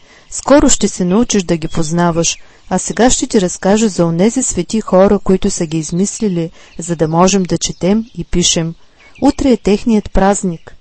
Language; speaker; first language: Bulgarian; native; Bulgarian